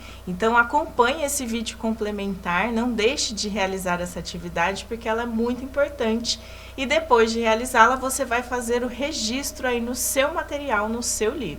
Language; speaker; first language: Portuguese; native; Portuguese